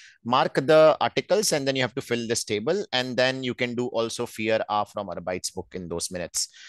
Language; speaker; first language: English; non-native, local second language; Hindi